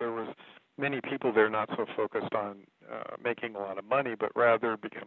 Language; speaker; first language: English; native; English